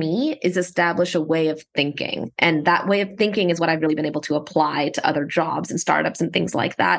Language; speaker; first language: English; native; English